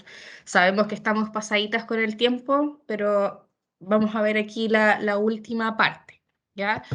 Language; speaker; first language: Spanish; native; Spanish